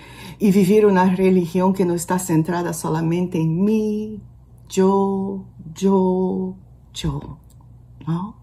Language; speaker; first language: Portuguese; non-native, fluent; Spanish